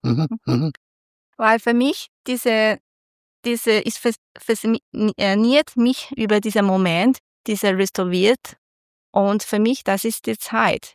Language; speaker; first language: German; non-native, learner; Chinese